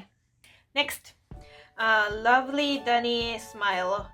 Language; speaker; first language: Hindi; non-native, fluent; Japanese